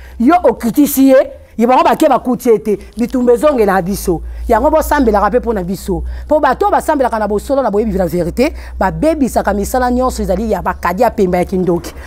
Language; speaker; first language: Lingala; non-native, local second language; Kongo